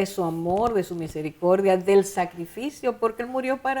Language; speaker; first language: Spanish; native; Spanish